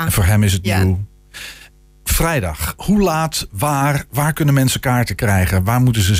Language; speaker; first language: Dutch; native; Dutch